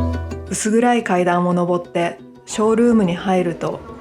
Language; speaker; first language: Japanese; native; Japanese